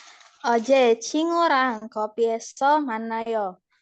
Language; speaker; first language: Korean; non-native, learner; Indonesian